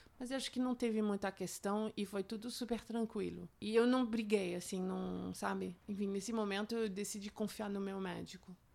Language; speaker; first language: Portuguese; non-native, fluent; French